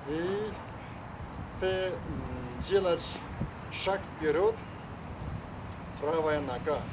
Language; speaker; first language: Russian; non-native, learner; Chinese